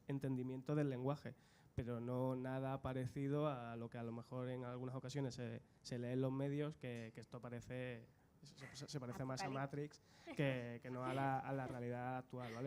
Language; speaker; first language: Spanish; native; Spanish